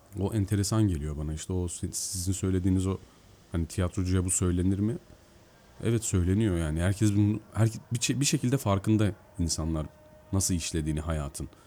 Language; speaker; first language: Turkish; native; Turkish